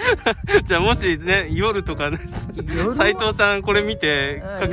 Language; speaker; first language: Japanese; native; Japanese